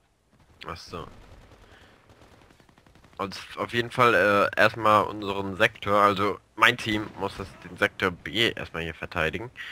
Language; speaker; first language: German; native; German